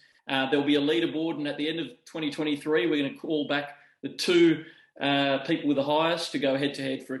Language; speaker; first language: English; native; English